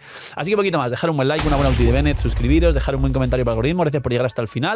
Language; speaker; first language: Spanish; native; Spanish